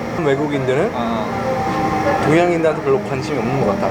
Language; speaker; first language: Korean; early bilingual, heritage; Korean